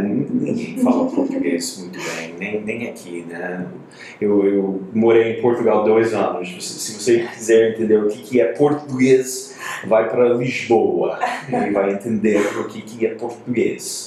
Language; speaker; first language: Portuguese; non-native, fluent; English